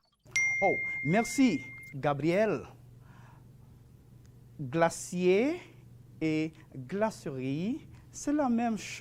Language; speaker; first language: French; non-native, fluent; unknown